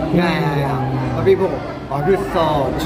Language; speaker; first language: Indonesian; non-native, learner; Japanese